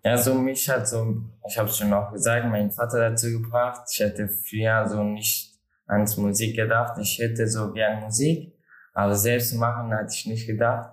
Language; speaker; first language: German; non-native, learner; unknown